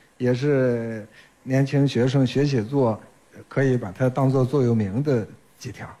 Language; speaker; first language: Chinese; native; Chinese